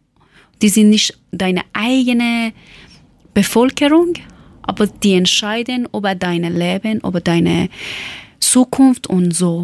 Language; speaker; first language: German; non-native, learner; Persian